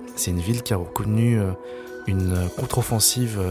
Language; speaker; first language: French; native; French